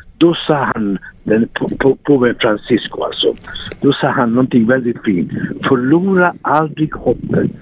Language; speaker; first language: Swedish; non-native, fluent; Italian